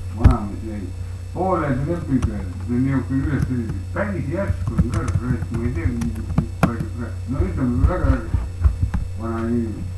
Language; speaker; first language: Estonian; native; Estonian